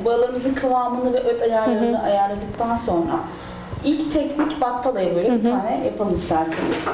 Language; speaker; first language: Turkish; native; Turkish